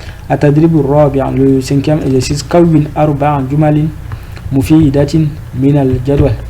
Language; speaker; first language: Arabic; non-native, fluent; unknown